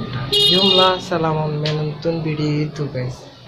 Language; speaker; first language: Indonesian; non-native, learner; Bangla